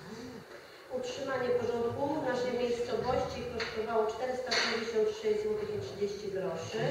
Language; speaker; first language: Polish; native; Polish